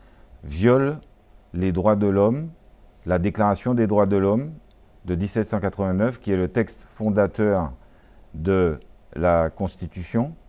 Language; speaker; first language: French; native; French